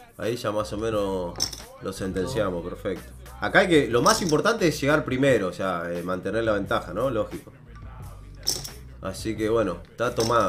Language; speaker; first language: Spanish; native; Spanish